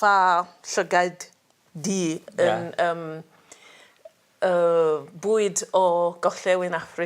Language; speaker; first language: Welsh; non-native, learner; English